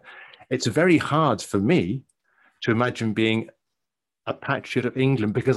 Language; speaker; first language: English; native; English